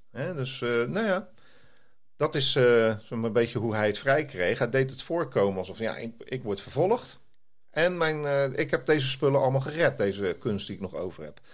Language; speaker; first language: Dutch; native; Dutch